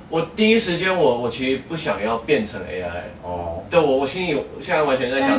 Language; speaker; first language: Chinese; native; Chinese